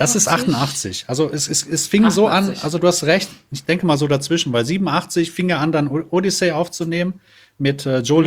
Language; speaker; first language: German; native; German